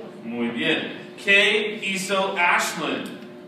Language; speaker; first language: Spanish; non-native, fluent; English